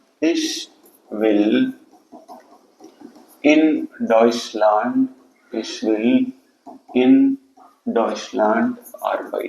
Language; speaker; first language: German; non-native, fluent; Telugu